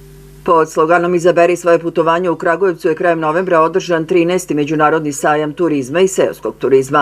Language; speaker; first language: Serbian; native; Serbian